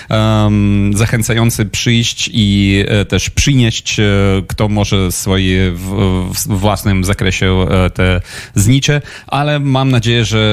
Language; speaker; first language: Polish; non-native, fluent; Ukrainian